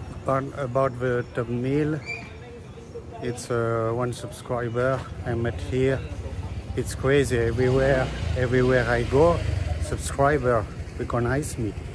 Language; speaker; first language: English; non-native, learner; French